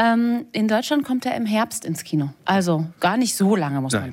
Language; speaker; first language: German; native; German